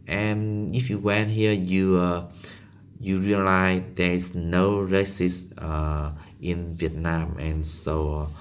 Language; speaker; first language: English; non-native, learner; Vietnamese